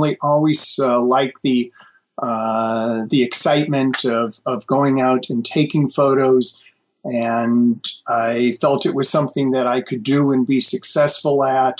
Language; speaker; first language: English; native; English